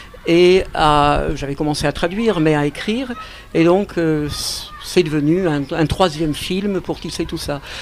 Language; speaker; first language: French; early bilingual, other home language; Catalan